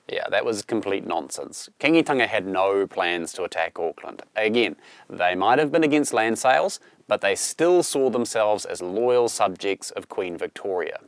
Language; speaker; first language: English; native; English